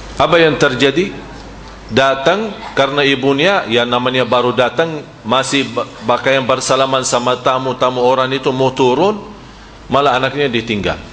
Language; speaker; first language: Malay; non-native, fluent; Arabic